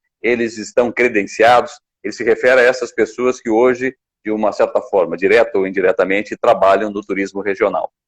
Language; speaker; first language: Portuguese; native; Portuguese